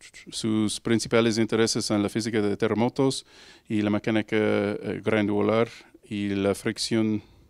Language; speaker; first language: Spanish; native; Spanish